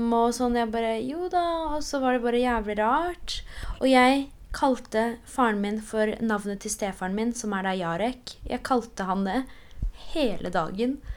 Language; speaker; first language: Norwegian; early bilingual, other home language; Polish